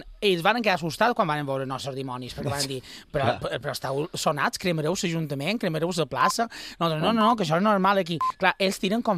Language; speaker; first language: Catalan; native; Catalan